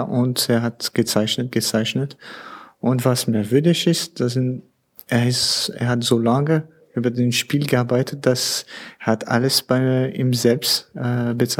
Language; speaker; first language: German; non-native, learner; French